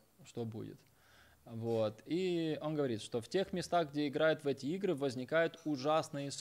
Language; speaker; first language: Russian; native; Russian